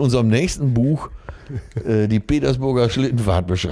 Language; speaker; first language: German; native; German